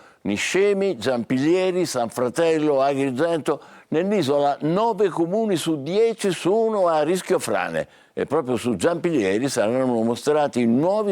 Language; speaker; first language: Italian; native; Italian